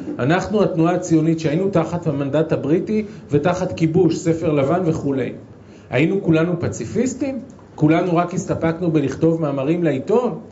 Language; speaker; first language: Hebrew; native; Hebrew